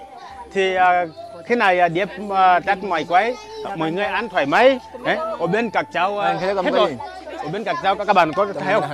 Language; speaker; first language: Vietnamese; non-native, learner; Portuguese